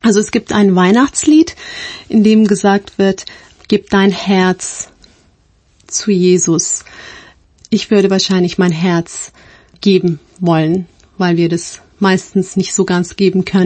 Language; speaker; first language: German; non-native, fluent; Turkish